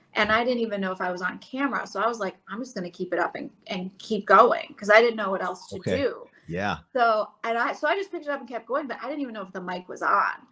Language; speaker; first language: English; native; English